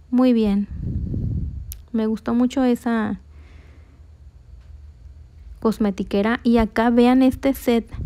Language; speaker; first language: Spanish; native; Spanish